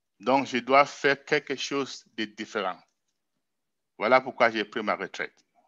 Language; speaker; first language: French; non-native, local second language; English